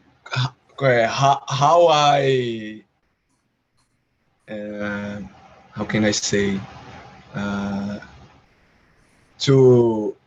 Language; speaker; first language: English; non-native, learner; Portuguese